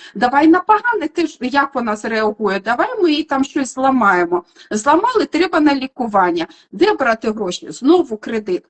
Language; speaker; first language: Ukrainian; non-native, local second language; Russian